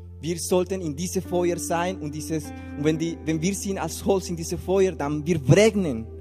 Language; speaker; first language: German; non-native, learner; Spanish